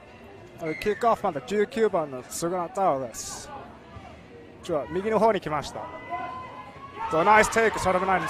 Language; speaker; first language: Japanese; non-native, learner; English